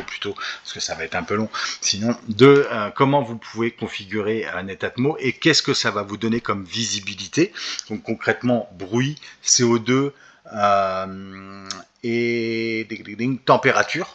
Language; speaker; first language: French; native; French